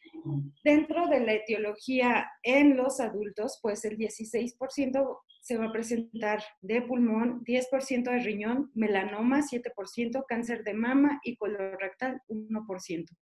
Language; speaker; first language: Spanish; native; Spanish